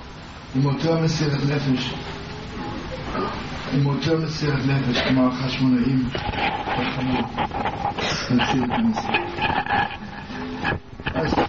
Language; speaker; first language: Hebrew; non-native, learner; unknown